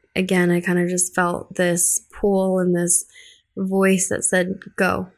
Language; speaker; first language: English; early bilingual, other home language; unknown